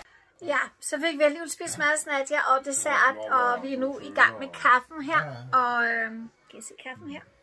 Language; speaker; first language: Danish; native; Danish